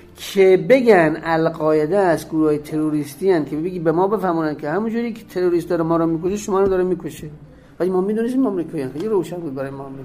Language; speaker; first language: Persian; native; Persian